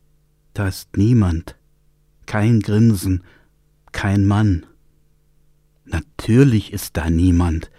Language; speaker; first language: German; native; German